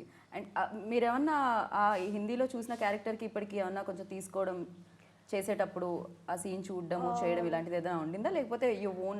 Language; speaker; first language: Telugu; native; Telugu